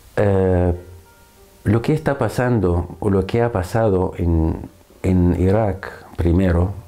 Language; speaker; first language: Spanish; non-native, fluent; Arabic